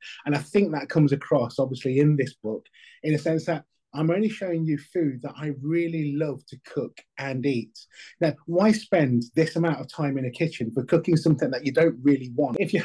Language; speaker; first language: English; native; English